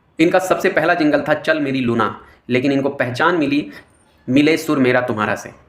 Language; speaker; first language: Hindi; native; Hindi